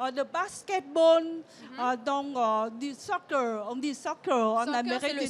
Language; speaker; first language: French; non-native, fluent; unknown